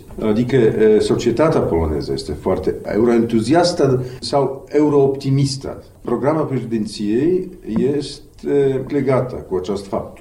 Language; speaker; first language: Romanian; non-native, fluent; Polish